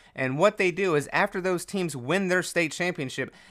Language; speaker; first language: English; native; English